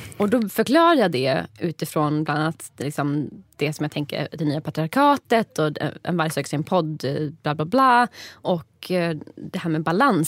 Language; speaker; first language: Swedish; native; Swedish